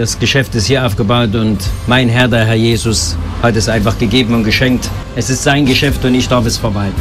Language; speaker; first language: German; native; German